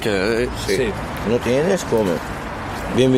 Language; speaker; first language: Spanish; non-native, learner; Arabic